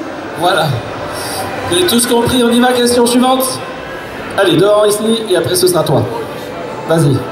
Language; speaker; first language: French; native; French